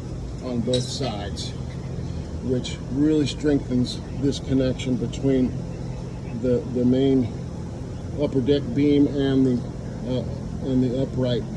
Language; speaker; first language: English; native; English